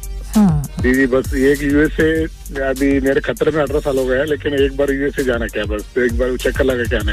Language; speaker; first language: Hindi; non-native, local second language; Telugu